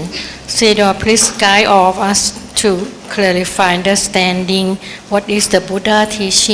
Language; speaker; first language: English; non-native, learner; Thai